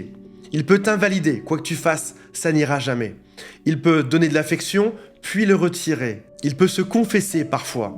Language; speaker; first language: French; native; French